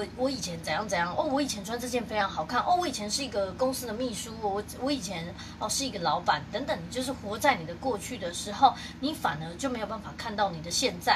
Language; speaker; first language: Chinese; native; Chinese